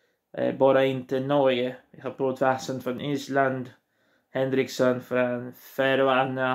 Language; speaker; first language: Swedish; non-native, learner; Portuguese